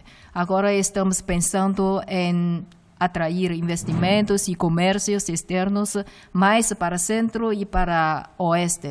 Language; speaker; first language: Portuguese; non-native, fluent; Chinese